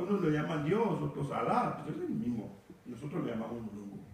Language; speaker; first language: Spanish; non-native, fluent; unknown